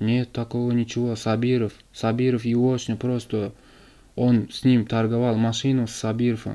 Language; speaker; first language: Russian; non-native, learner; Turkmen